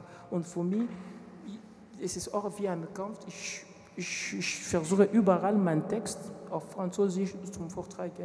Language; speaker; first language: German; non-native, learner; French